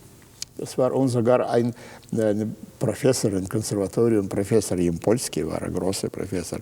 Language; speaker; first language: German; non-native, fluent; Russian